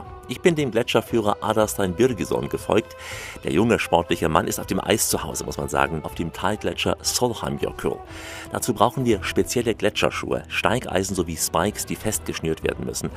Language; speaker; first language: German; native; German